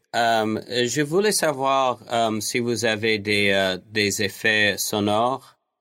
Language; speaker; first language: French; non-native, local second language; English